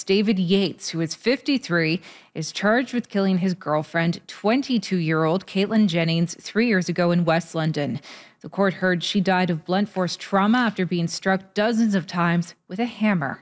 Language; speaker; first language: English; native; English